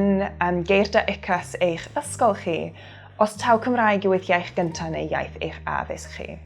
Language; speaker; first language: Welsh; native; Welsh